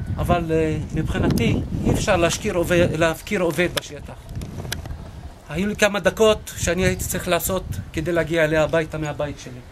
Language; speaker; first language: Hebrew; non-native, local second language; Arabic